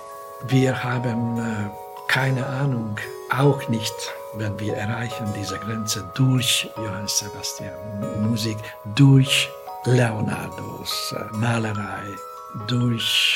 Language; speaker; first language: German; non-native, fluent; Hungarian